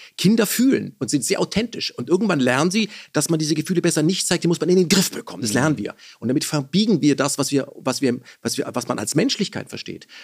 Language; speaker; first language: German; early bilingual, other home language; Persian